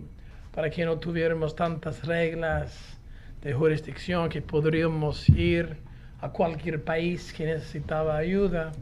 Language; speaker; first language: Spanish; non-native, fluent; English